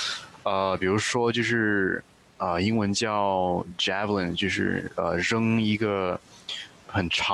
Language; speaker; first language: Chinese; early bilingual, heritage; Chinese